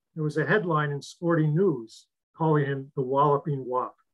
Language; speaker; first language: English; native; English